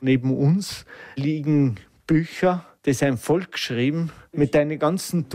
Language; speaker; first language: German; native; German